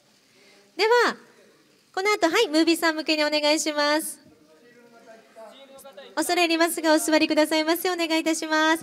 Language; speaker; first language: Japanese; native; Japanese